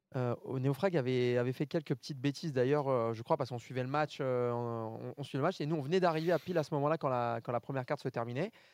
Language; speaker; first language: French; native; French